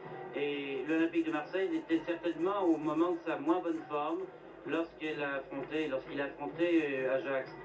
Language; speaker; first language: French; native; French